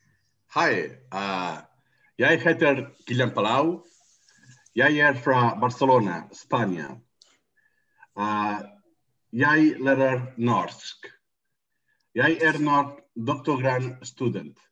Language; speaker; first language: Norwegian; non-native, learner; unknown